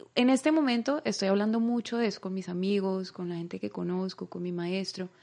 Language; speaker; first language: Spanish; native; Spanish